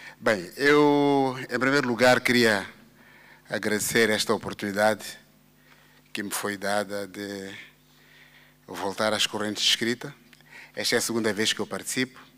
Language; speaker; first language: Portuguese; non-native, local second language; Tsonga